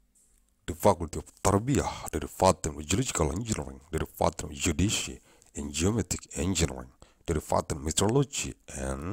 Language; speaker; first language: English; non-native, learner; Indonesian